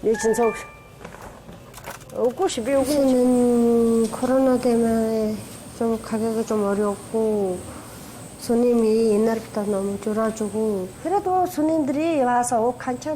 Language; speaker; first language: Korean; non-native, learner; Mongolian